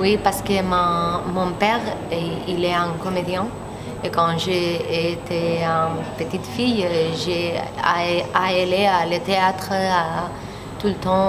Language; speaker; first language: French; non-native, learner; Spanish